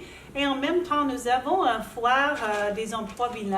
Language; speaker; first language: French; non-native, local second language; English